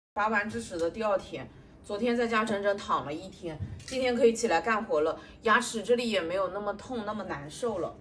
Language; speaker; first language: Chinese; native; Chinese